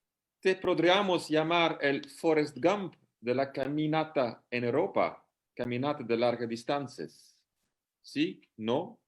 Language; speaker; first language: Spanish; non-native, learner; Dutch